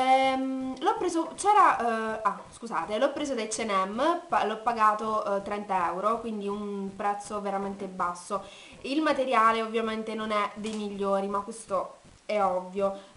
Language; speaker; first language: Italian; native; Italian